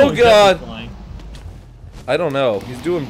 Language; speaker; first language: English; native; English